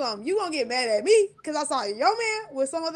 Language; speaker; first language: English; native; English